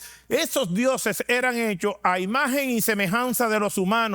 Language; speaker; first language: Spanish; native; Spanish